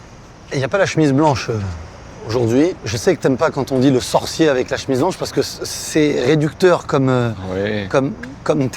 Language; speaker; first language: French; native; French